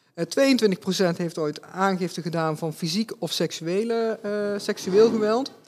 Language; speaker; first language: Dutch; native; Dutch